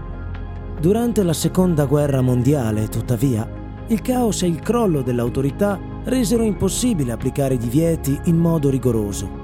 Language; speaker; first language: Italian; native; Italian